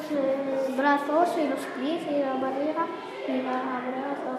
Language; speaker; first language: Spanish; non-native, learner; Arabic